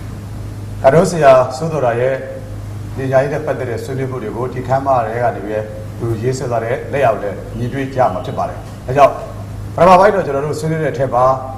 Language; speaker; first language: Burmese; native; Burmese